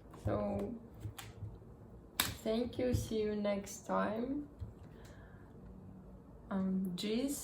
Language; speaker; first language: English; non-native, learner; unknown